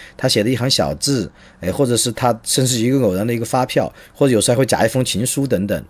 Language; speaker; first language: Chinese; native; Chinese